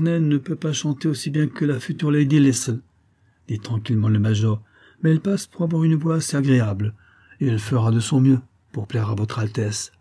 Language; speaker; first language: French; native; French